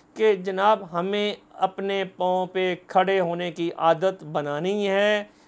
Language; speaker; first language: Urdu; non-native, local second language; Punjabi